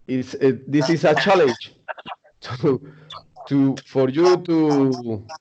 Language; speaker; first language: English; non-native, learner; Spanish